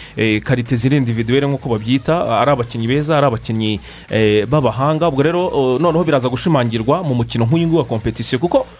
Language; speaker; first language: Kinyarwanda; native; Kinyarwanda